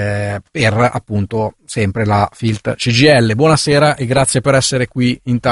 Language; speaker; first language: Italian; native; Italian